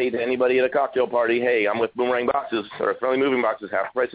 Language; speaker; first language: English; native; English